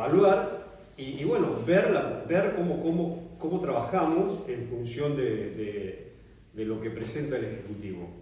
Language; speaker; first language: Spanish; native; Spanish